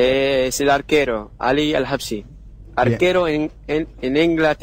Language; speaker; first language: Spanish; non-native, learner; Arabic